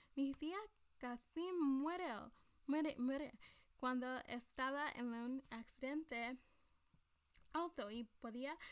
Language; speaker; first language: Spanish; non-native, learner; English